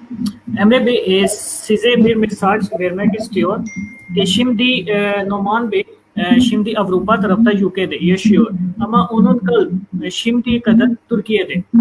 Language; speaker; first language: Turkish; non-native, fluent; Urdu